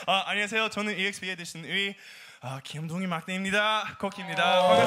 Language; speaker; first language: Korean; non-native, learner; English